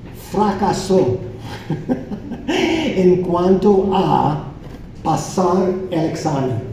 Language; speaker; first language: Spanish; non-native, fluent; English